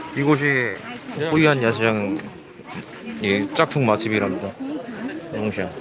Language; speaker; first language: Korean; native; Korean